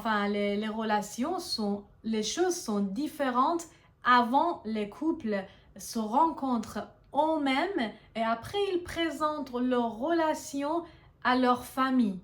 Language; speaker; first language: French; non-native, fluent; Persian